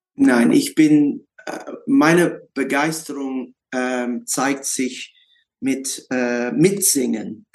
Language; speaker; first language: German; non-native, learner; English